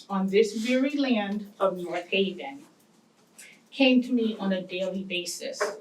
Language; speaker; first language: English; native; English